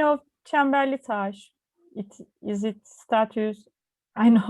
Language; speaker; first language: English; non-native, learner; Turkish